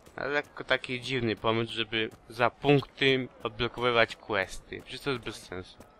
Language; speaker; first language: Polish; early bilingual, heritage; Polish